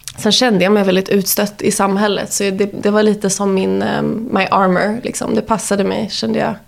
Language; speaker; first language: Swedish; early bilingual, heritage; Swedish